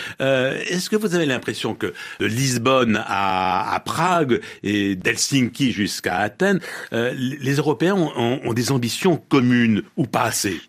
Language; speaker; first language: French; native; French